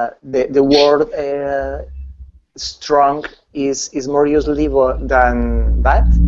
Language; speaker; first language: English; non-native, learner; Spanish